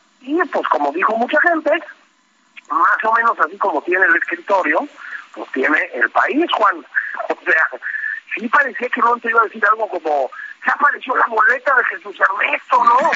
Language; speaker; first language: Spanish; native; Spanish